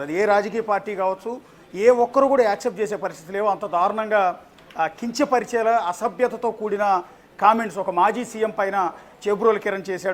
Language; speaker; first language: Telugu; native; Telugu